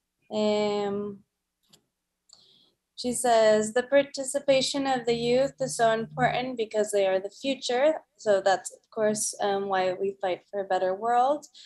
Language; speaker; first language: English; early bilingual, other home language; Spanish